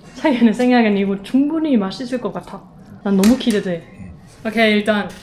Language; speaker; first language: Korean; non-native, learner; German